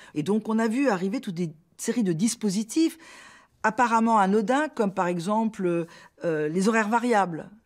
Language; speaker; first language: French; native; French